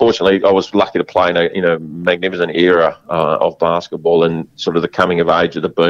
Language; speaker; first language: English; native; English